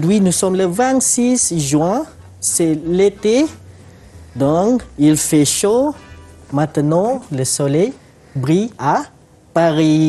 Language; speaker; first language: French; non-native, fluent; Malay